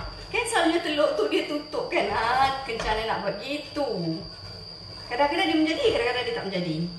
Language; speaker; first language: Malay; non-native, local second language; Tamil